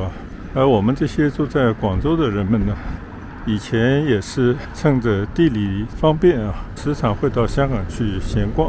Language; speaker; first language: Chinese; native; Chinese